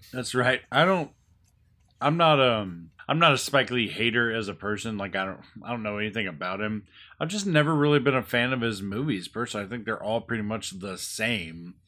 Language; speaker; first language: English; native; English